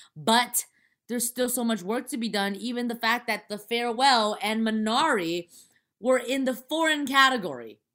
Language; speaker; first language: English; early bilingual, other home language; Chinese